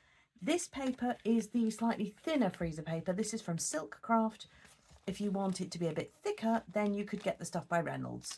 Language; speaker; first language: English; native; English